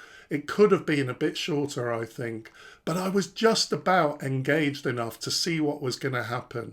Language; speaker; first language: English; native; English